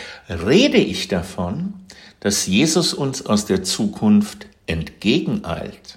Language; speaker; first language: German; native; German